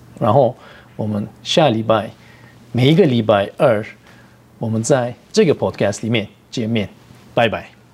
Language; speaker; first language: Chinese; non-native, fluent; Turkish